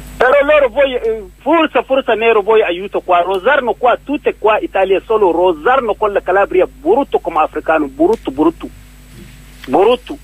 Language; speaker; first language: Italian; non-native, learner; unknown